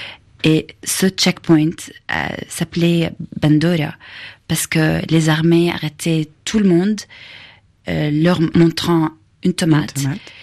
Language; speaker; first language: French; non-native, fluent; Arabic